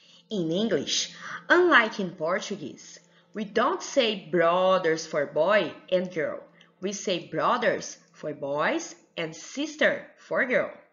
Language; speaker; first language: English; non-native, fluent; Portuguese